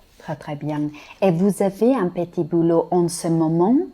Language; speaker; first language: French; non-native, fluent; English